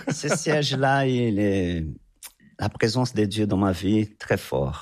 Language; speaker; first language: French; non-native, fluent; Portuguese